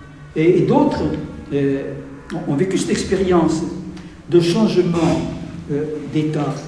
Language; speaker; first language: French; native; French